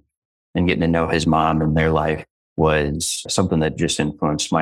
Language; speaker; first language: English; native; English